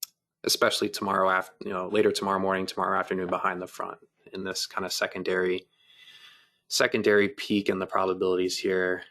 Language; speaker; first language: English; native; English